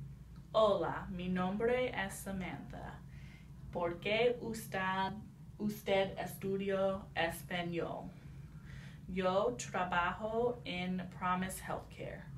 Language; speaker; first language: Spanish; non-native, learner; English